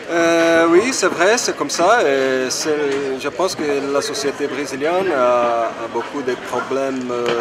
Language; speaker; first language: French; non-native, fluent; Portuguese